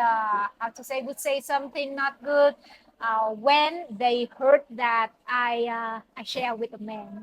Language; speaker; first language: English; non-native, learner; Vietnamese